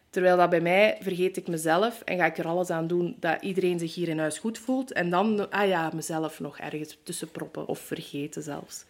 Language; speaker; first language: Dutch; native; Dutch